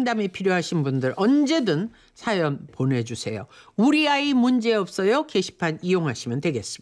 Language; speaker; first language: Korean; native; Korean